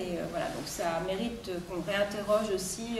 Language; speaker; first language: French; native; French